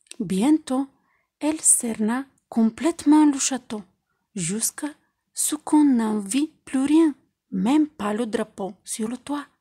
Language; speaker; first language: French; non-native, fluent; Bulgarian